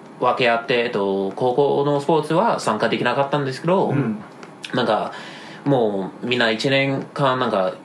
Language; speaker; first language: Japanese; non-native, fluent; English